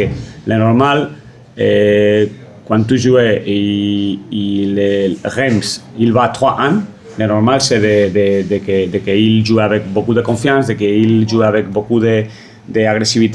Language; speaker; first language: French; non-native, fluent; Spanish